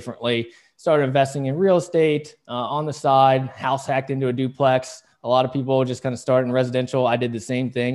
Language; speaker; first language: English; native; English